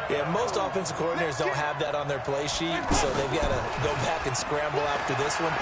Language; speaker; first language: English; native; English